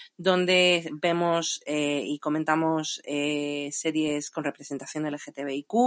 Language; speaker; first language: Spanish; native; Spanish